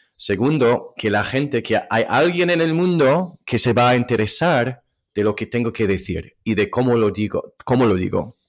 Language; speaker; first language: Spanish; non-native, fluent; English